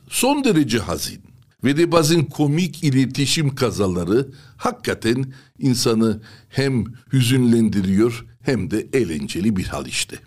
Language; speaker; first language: Turkish; non-native, local second language; Armenian